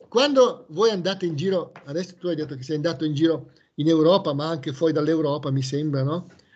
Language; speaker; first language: Italian; native; Italian